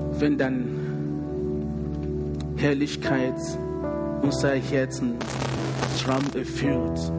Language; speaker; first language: German; non-native, fluent; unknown